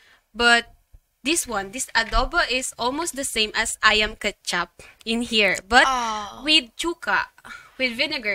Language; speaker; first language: English; non-native, local second language; Filipino